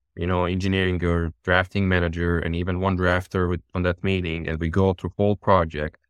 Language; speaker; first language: English; non-native, fluent; Bosnian